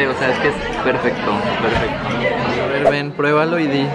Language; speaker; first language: Spanish; native; Spanish